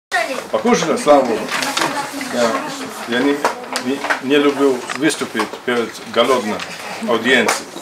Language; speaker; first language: Russian; non-native, fluent; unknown